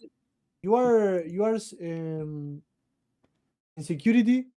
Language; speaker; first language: English; non-native, learner; Portuguese